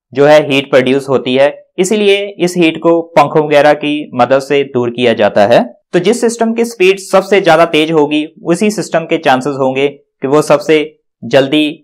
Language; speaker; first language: Hindi; non-native, local second language; Punjabi